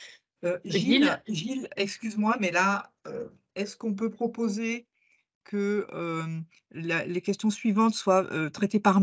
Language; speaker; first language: French; native; French